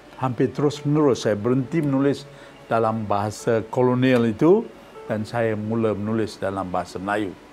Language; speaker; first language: Malay; native; Malay